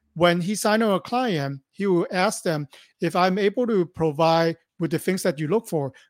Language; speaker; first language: English; non-native, local second language; Cantonese